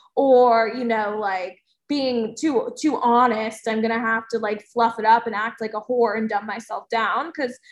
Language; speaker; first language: English; native; English